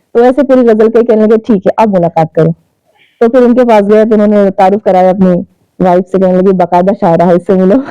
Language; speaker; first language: Urdu; native; Urdu